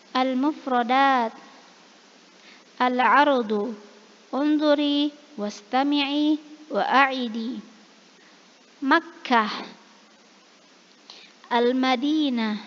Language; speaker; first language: Arabic; non-native, fluent; Indonesian